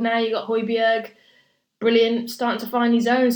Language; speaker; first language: English; native; English